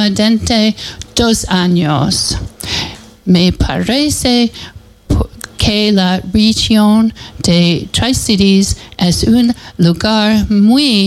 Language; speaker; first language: Spanish; non-native, learner; English